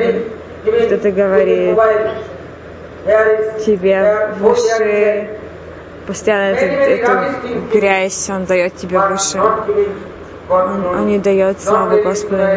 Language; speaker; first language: Russian; non-native, fluent; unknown